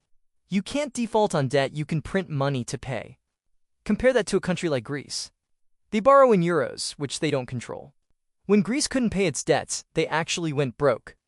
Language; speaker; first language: English; native; English